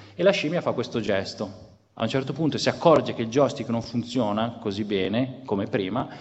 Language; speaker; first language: Italian; native; Italian